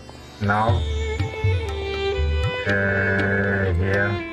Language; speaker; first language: English; non-native, learner; Indonesian